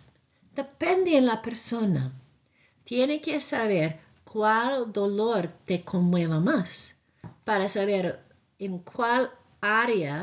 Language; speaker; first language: Spanish; non-native, fluent; English